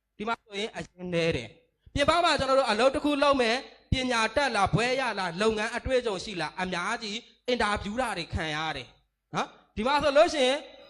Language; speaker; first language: Burmese; native; Burmese